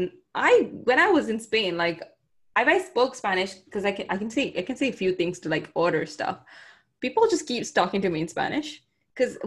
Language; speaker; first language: English; non-native, local second language; Tamil